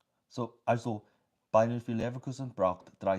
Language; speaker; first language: German; non-native, learner; English